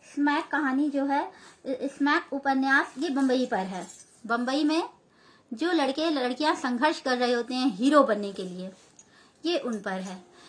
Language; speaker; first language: Hindi; native; Hindi